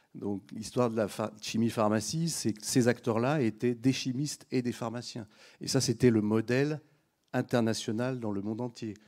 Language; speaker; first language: French; native; French